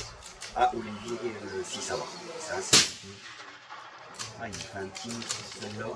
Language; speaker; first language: French; native; French